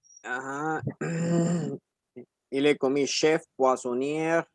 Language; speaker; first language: French; non-native, learner; Spanish